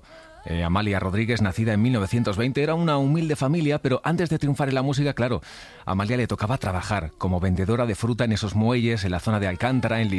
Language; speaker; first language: Spanish; native; Spanish